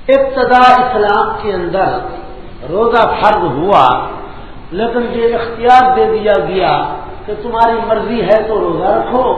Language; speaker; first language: Urdu; non-native, local second language; Punjabi